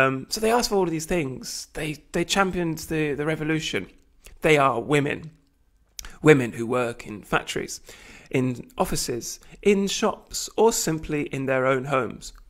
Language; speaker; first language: English; native; English